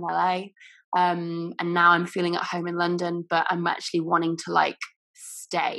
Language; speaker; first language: English; native; English